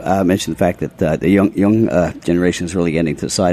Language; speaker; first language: English; native; English